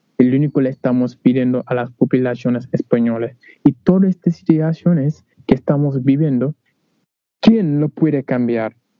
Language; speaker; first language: Spanish; non-native, learner; Wolof